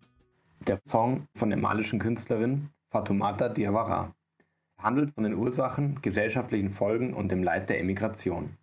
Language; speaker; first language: German; native; German